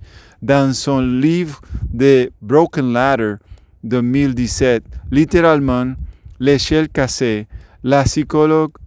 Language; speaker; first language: French; non-native, learner; Spanish